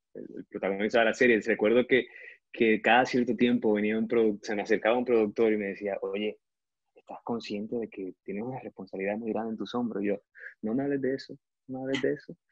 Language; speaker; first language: Spanish; native; Spanish